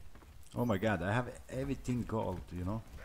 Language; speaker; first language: English; non-native, learner; Bosnian